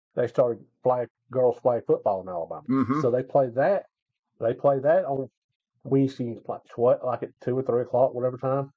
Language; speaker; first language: English; native; English